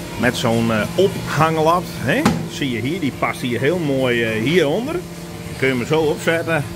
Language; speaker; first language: Dutch; non-native, local second language; Western Frisian